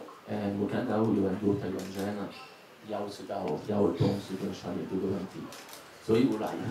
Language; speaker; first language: Chinese; non-native, learner; French